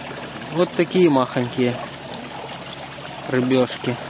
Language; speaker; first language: Russian; native; Russian